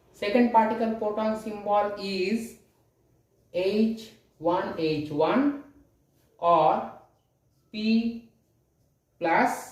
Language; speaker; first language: English; non-native, local second language; Hindi